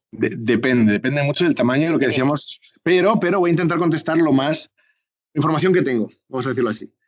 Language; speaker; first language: Spanish; native; Spanish